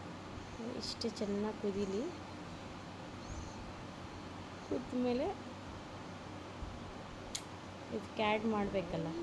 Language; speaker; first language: Kannada; native; Kannada